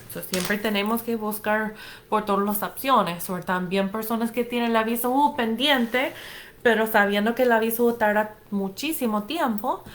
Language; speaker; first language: Spanish; non-native, fluent; English